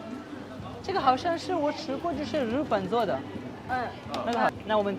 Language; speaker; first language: Chinese; non-native, fluent; Urdu